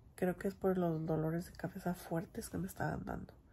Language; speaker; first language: Spanish; early bilingual, heritage; Spanish